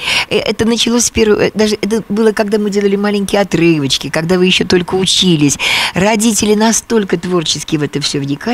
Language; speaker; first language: Russian; native; Russian